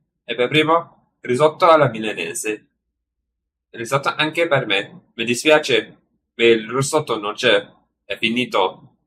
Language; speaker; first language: Italian; non-native, learner; English